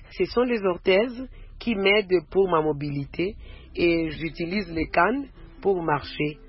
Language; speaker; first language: French; non-native, local second language; Swahili